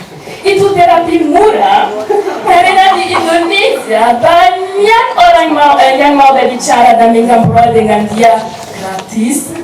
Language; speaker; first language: Indonesian; non-native, learner; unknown